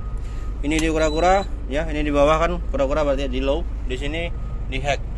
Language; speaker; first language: Indonesian; native; Indonesian